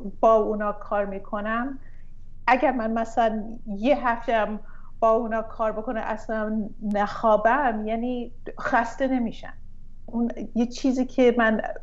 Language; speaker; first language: Persian; early bilingual, heritage; Persian